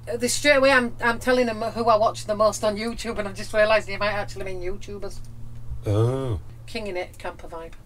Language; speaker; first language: English; native; English